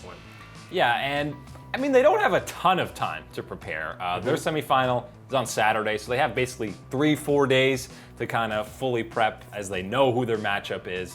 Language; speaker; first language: English; native; English